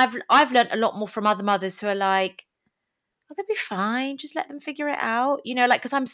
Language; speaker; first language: English; early bilingual, other home language; Greek